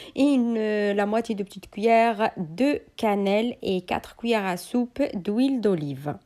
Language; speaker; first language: French; non-native, local second language; Arabic